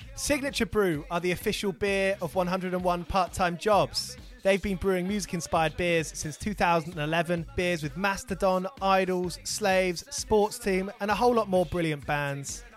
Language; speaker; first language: English; native; English